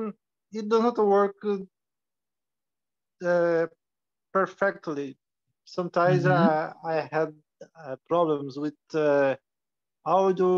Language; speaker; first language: English; non-native, learner; Portuguese